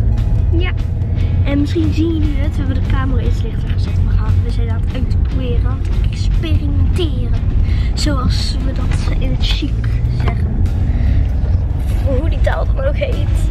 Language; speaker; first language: Dutch; native; Dutch